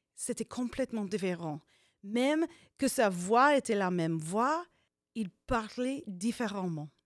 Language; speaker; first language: French; non-native, fluent; English